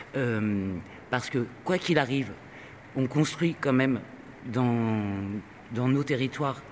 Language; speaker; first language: French; non-native, fluent; Spanish